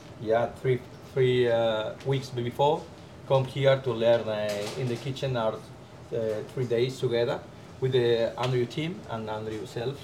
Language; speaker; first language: English; non-native, learner; Spanish